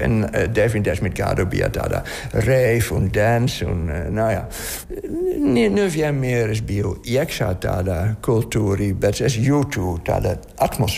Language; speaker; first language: Latvian; non-native, learner; Dutch